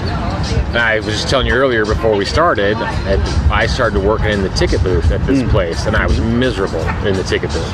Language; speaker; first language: English; native; English